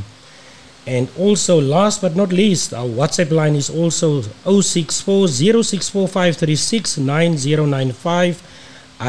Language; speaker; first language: English; non-native, local second language; Afrikaans